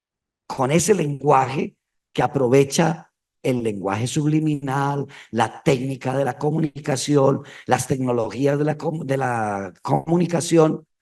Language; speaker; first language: Spanish; native; Spanish